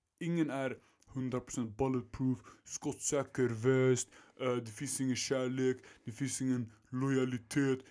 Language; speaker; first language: Swedish; early bilingual, other home language; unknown